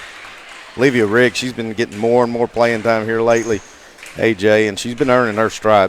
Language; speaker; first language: English; native; English